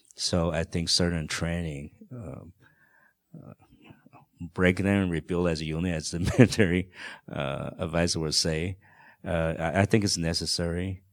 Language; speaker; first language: English; non-native, fluent; Chinese